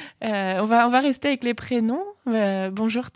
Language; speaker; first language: French; native; French